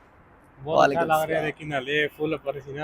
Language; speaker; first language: Hindi; non-native, learner; Bangla